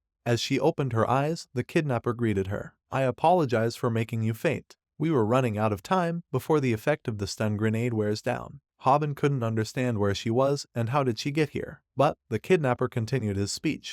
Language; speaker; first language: English; non-native, local second language; Hindi